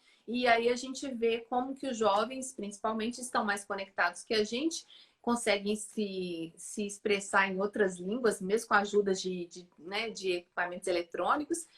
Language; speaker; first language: Portuguese; native; Portuguese